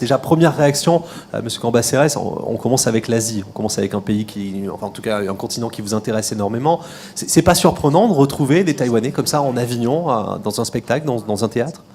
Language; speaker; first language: French; native; French